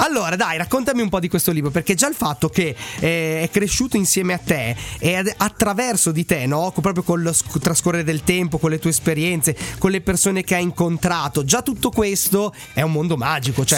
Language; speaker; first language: Italian; native; Italian